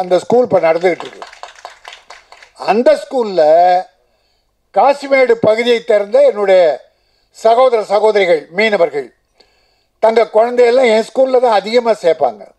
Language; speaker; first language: Tamil; native; Tamil